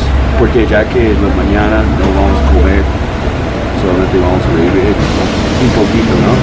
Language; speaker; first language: Spanish; non-native, fluent; English